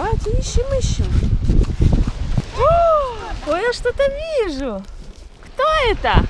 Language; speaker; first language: Russian; native; Russian